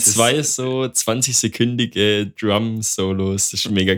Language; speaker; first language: German; native; German